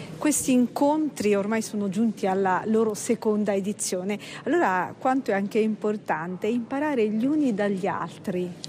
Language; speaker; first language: Italian; native; Italian